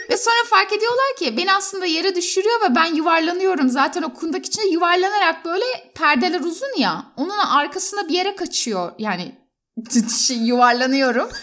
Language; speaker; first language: Turkish; native; Turkish